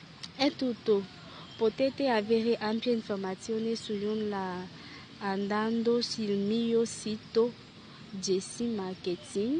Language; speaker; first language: Italian; non-native, learner; French